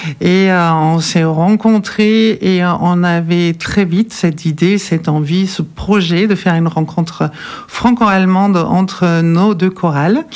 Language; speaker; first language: French; non-native, fluent; German